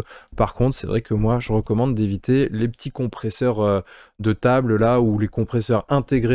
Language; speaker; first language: French; native; French